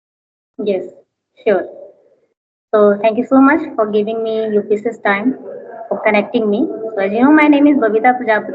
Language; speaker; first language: English; non-native, learner; Hindi